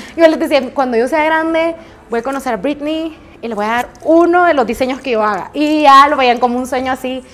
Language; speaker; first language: Spanish; native; Spanish